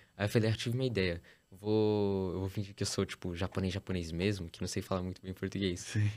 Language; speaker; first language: Portuguese; early bilingual, heritage; Portuguese